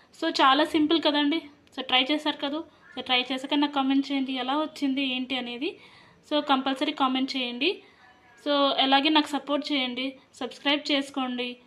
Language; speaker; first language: Telugu; non-native, local second language; Lambadi